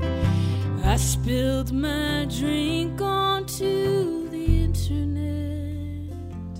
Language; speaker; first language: English; native; English